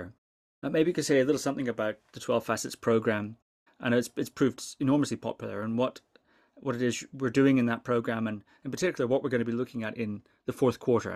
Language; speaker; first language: English; native; English